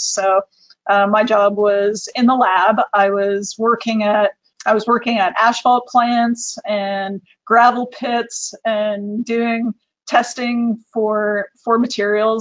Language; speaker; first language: English; native; English